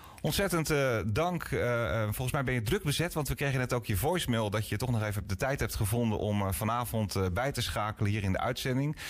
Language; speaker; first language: Dutch; native; Dutch